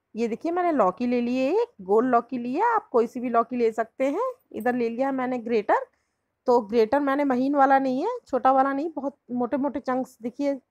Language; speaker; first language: Hindi; native; Hindi